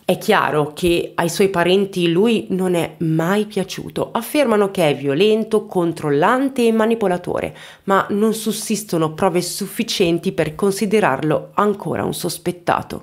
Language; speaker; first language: Italian; native; Italian